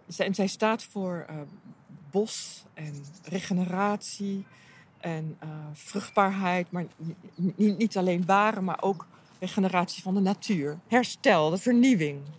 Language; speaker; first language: Dutch; native; Dutch